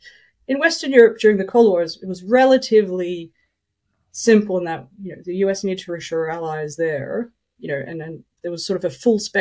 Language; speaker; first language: English; native; English